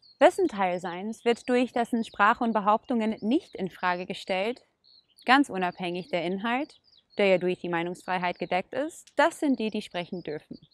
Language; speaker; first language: German; non-native, fluent; Hebrew